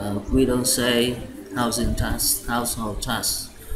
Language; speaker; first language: English; non-native, fluent; Vietnamese